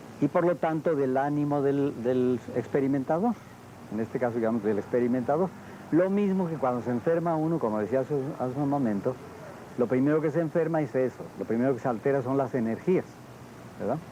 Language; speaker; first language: Spanish; native; Spanish